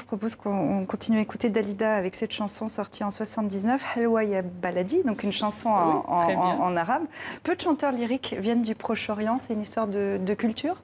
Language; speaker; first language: French; native; French